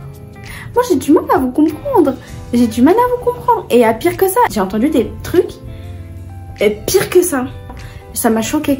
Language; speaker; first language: French; native; French